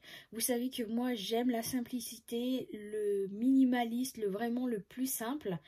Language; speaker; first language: French; native; French